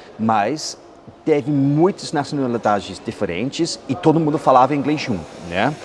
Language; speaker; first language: Portuguese; non-native, fluent; English